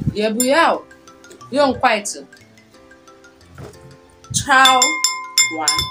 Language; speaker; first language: Chinese; non-native, learner; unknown